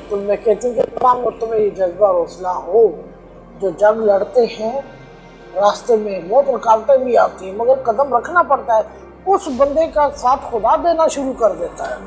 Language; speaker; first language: Urdu; native; Urdu